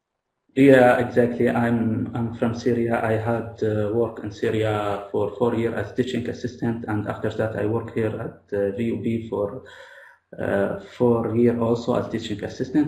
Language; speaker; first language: English; non-native, fluent; Arabic